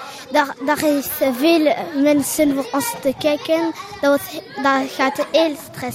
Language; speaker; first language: Dutch; non-native, local second language; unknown